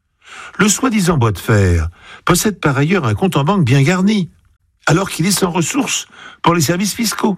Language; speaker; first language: French; native; French